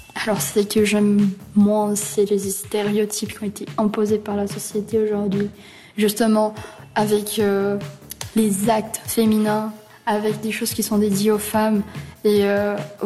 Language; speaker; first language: French; early bilingual, other home language; Portuguese